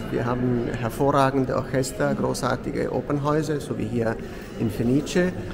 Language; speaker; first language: German; non-native, fluent; Italian